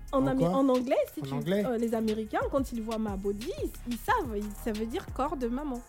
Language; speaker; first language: French; native; French